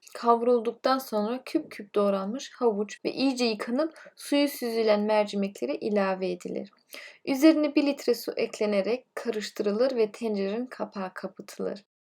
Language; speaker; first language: Turkish; early bilingual, heritage; Turkish